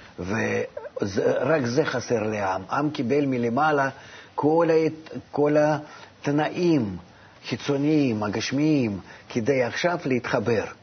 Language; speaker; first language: Hebrew; non-native, fluent; Russian